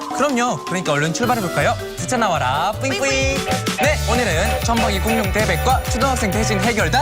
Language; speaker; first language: Korean; native; Korean